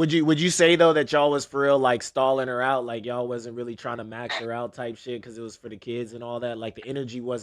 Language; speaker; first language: English; native; English